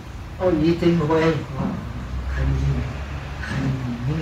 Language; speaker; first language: Chinese; non-native, fluent; Czech